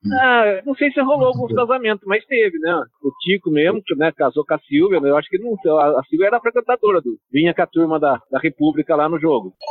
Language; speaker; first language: Portuguese; early bilingual, other home language; Italian